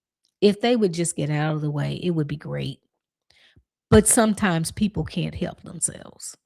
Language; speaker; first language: English; native; English